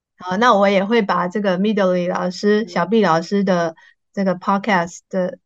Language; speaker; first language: Chinese; native; Chinese